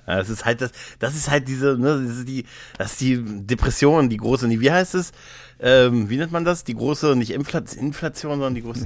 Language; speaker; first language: German; native; German